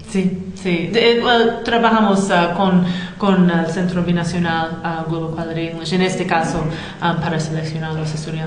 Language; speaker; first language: Spanish; non-native, fluent; English